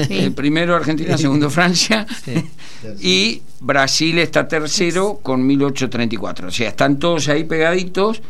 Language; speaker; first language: Spanish; native; Spanish